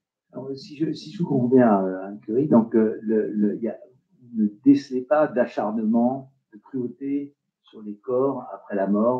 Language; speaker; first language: French; native; French